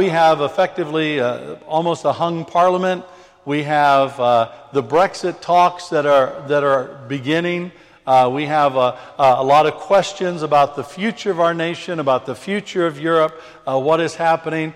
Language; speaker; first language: English; native; English